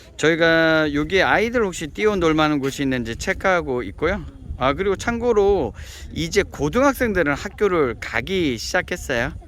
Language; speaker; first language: Korean; native; Korean